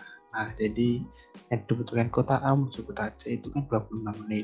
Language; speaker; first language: Indonesian; native; Indonesian